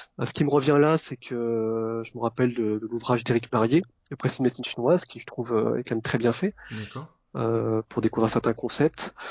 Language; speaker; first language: French; early bilingual, other home language; Vietnamese